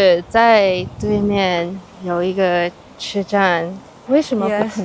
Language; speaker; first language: Chinese; non-native, learner; English